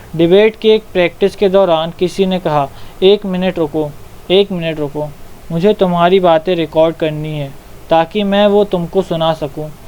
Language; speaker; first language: Hindi; native; Hindi